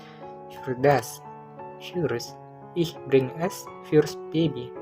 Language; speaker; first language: German; non-native, learner; Indonesian